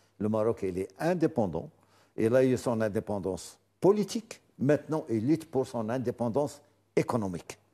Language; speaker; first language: French; non-native, local second language; Arabic